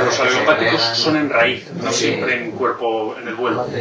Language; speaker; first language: Spanish; native; Spanish